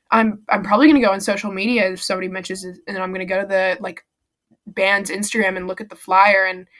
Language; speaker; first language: English; native; English